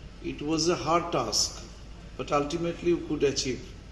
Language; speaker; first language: English; non-native, local second language; Bangla